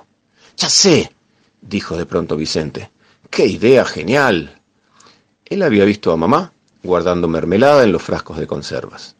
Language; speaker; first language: Spanish; native; Spanish